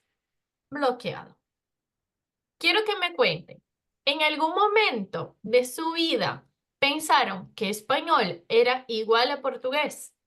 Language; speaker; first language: Spanish; non-native, fluent; Portuguese